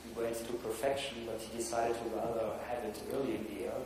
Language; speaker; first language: English; non-native, fluent; German